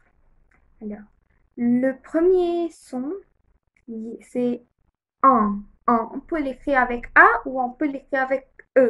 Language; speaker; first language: French; non-native, fluent; Arabic